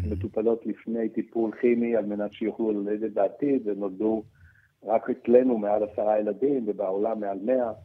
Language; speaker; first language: Hebrew; early bilingual, other home language; French